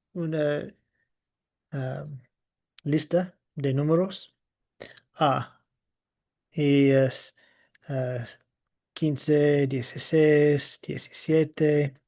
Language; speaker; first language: Spanish; non-native, fluent; English